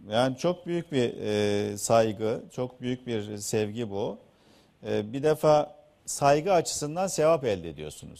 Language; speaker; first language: Turkish; native; Turkish